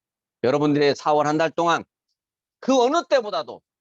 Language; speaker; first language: Korean; native; Korean